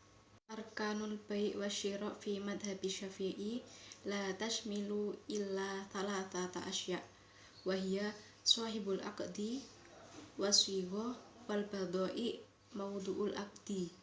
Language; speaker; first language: Arabic; non-native, learner; Indonesian